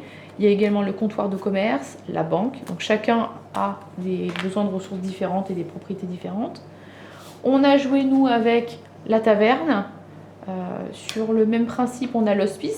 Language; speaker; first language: French; native; French